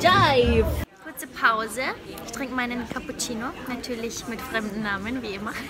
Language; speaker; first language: German; native; German